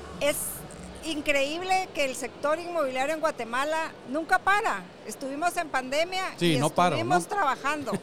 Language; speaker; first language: Spanish; native; Spanish